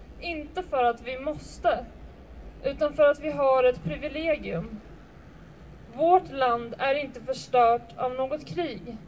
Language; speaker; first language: Swedish; early bilingual, other home language; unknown